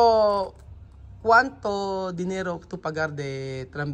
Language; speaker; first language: Spanish; non-native, learner; Filipino